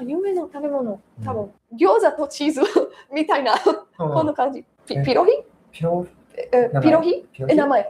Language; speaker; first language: Japanese; non-native, learner; Slovak